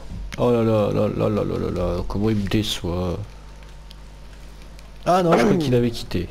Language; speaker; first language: French; native; French